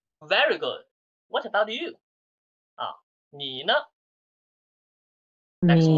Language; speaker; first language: English; non-native, learner; Chinese